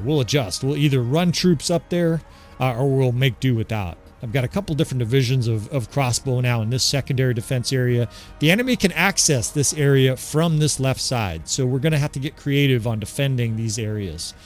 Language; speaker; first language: English; native; English